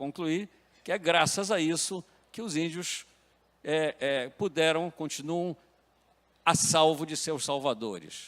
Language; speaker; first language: Portuguese; native; Portuguese